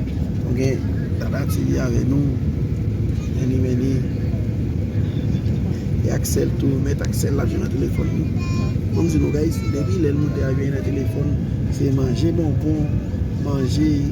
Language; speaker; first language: French; non-native, learner; Haitian Creole